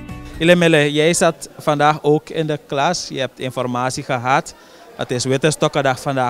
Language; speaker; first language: Dutch; native; Dutch